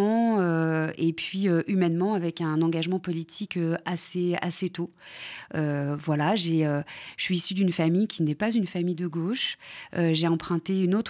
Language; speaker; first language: French; native; French